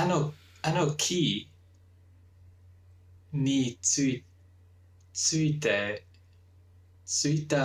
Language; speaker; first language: Japanese; non-native, learner; English